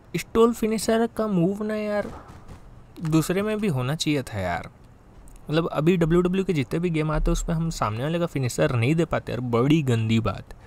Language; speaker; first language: Hindi; native; Hindi